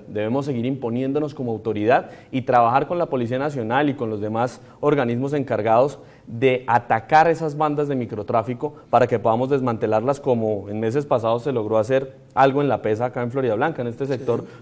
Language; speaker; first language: Spanish; native; Spanish